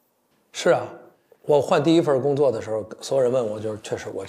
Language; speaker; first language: Chinese; native; Chinese